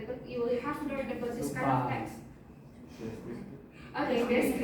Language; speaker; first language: English; non-native, learner; Indonesian